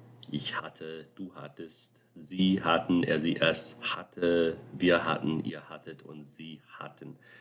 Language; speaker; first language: German; non-native, fluent; English